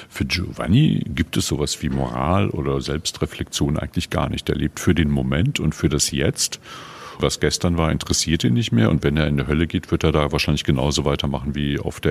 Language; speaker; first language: German; native; German